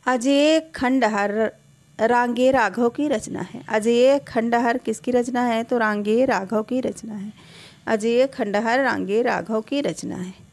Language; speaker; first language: Hindi; native; Hindi